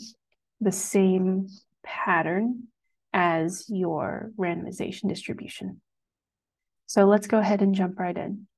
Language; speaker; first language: English; native; English